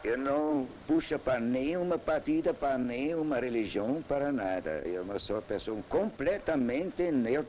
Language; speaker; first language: Portuguese; non-native, learner; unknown